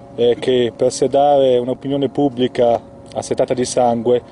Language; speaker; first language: Italian; native; Italian